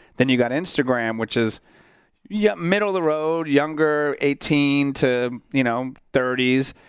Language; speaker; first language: English; native; English